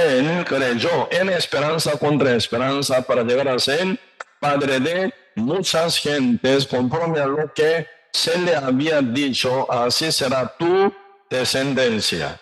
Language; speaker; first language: Spanish; non-native, learner; Korean